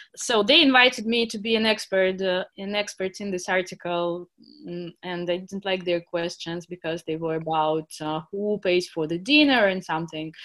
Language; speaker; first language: English; non-native, fluent; Russian